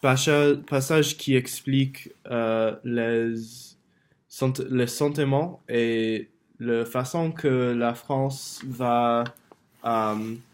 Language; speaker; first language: French; non-native, learner; English